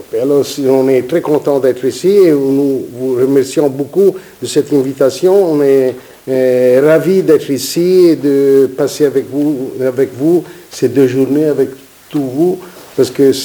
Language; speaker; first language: French; non-native, fluent; Italian